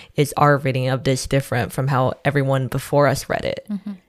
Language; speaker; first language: English; non-native, fluent; Chinese